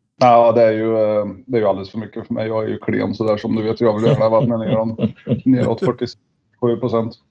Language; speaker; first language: Swedish; native; Swedish